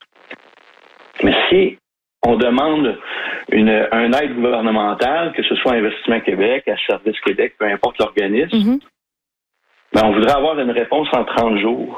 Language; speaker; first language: French; native; French